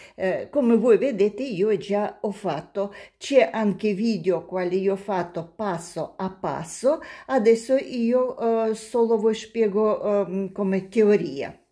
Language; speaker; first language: Italian; non-native, learner; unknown